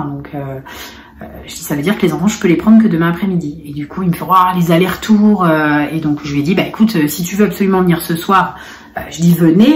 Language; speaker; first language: French; native; French